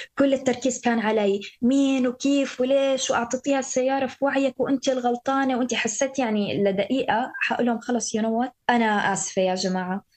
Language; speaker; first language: Arabic; native; Arabic